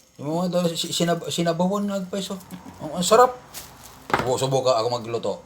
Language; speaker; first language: Filipino; non-native, local second language; Iloko